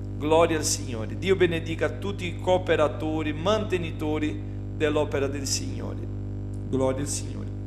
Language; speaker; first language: Italian; non-native, fluent; Portuguese